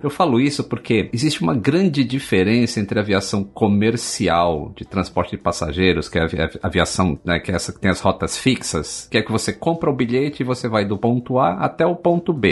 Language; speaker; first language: Portuguese; native; Portuguese